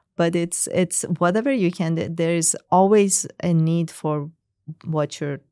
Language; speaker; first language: English; non-native, fluent; Persian